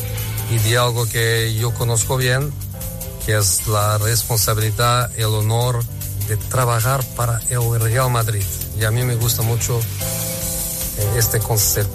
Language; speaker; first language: Spanish; non-native, fluent; Portuguese